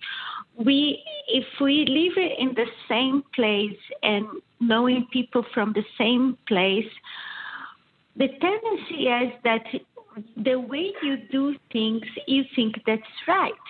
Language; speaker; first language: English; non-native, fluent; Portuguese